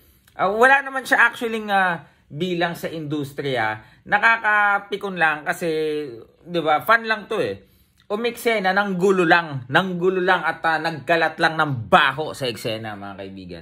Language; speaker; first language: Filipino; native; Filipino